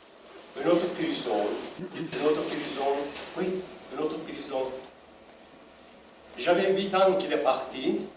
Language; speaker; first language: French; non-native, learner; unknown